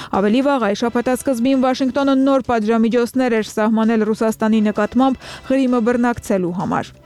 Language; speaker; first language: Armenian; native; Armenian